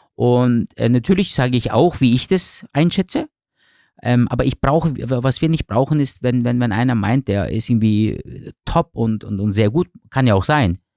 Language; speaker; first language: German; early bilingual, other home language; Turkish